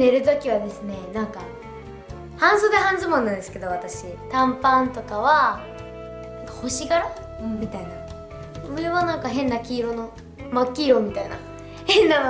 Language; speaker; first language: Japanese; native; Japanese